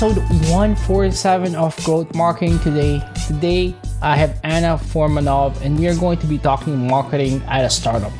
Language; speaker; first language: English; non-native, local second language; Filipino